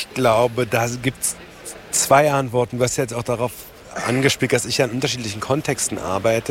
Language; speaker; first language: German; native; German